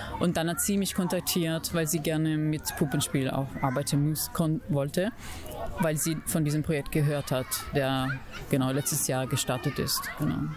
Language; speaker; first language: German; non-native, fluent; Italian